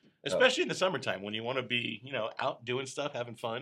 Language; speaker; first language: English; native; English